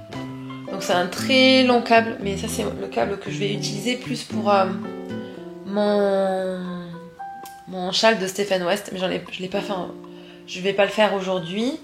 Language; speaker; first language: French; native; French